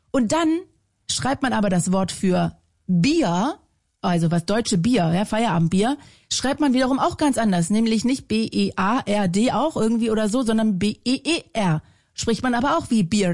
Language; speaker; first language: German; native; German